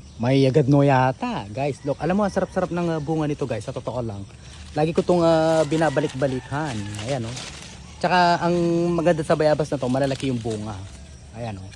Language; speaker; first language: Filipino; non-native, local second language; Pampanga